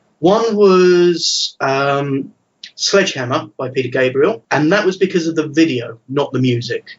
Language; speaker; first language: English; native; English